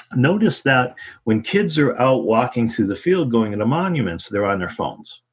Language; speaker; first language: English; native; English